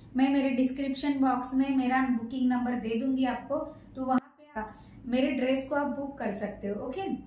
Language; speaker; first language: Hindi; non-native, local second language; Marathi